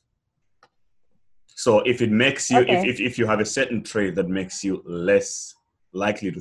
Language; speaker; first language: English; non-native, local second language; Nyanja